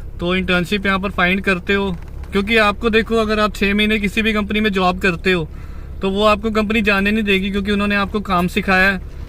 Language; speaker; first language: Hindi; non-native, local second language; Punjabi